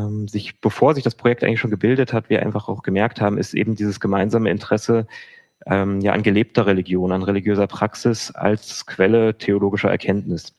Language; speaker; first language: German; native; German